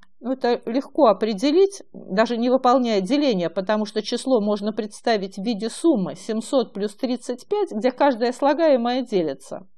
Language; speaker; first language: Russian; native; Russian